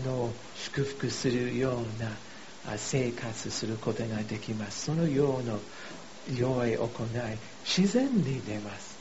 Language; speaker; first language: Japanese; non-native, fluent; English